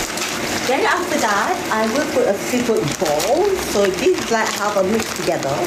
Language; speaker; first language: English; non-native, learner; Malay